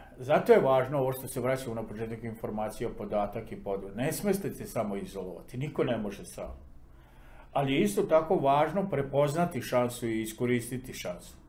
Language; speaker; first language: Serbian; non-native, local second language; Romany